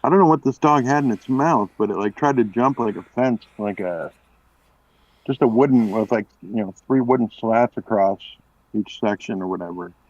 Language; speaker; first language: English; native; English